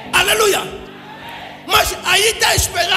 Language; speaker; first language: Portuguese; non-native, learner; Lingala